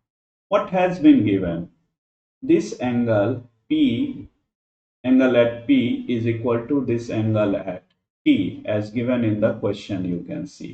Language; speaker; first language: English; non-native, local second language; Hindi